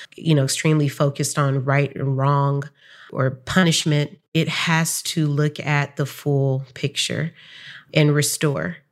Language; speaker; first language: English; native; English